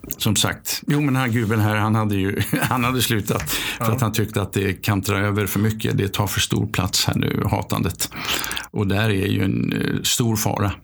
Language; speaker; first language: Swedish; native; Swedish